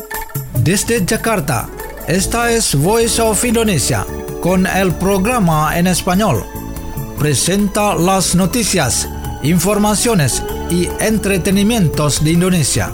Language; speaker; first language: Spanish; non-native, fluent; Indonesian